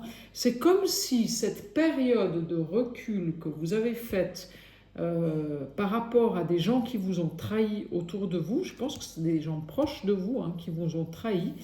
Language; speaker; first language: French; native; French